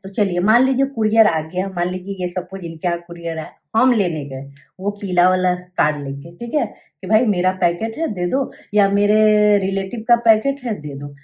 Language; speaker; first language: Hindi; native; Hindi